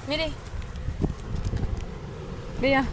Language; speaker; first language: Spanish; native; Spanish